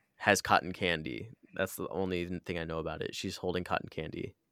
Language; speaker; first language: English; native; English